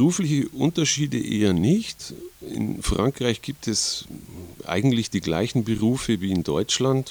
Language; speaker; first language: German; native; German